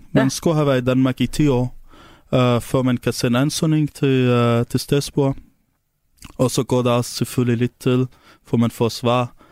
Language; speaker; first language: Danish; non-native, fluent; Arabic